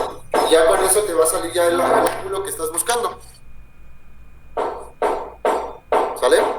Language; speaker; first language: Spanish; native; Spanish